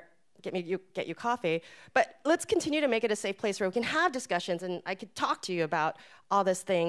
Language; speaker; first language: English; native; English